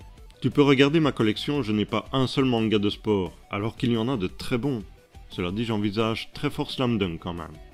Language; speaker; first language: French; native; French